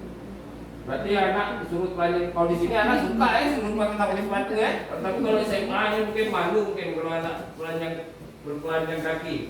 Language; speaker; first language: Indonesian; native; Indonesian